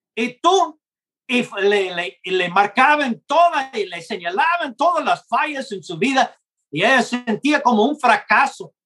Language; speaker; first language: Spanish; non-native, fluent; English